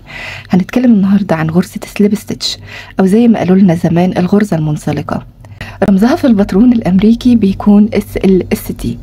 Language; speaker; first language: Arabic; native; Arabic